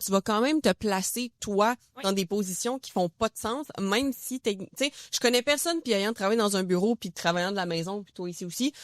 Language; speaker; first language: French; native; French